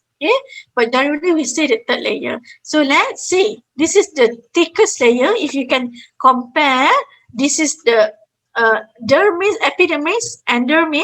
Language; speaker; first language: English; non-native, fluent; Malay